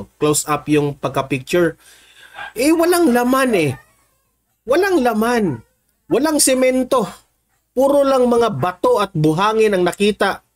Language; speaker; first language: Filipino; non-native, local second language; Cebuano